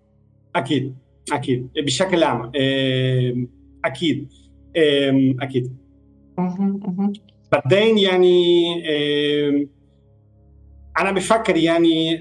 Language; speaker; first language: Arabic; non-native, fluent; Spanish